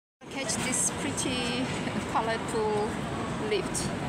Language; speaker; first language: English; non-native, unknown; Korean